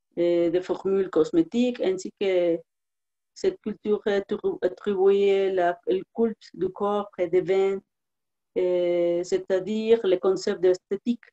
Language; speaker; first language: French; non-native, learner; Spanish